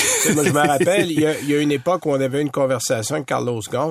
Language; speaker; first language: French; native; French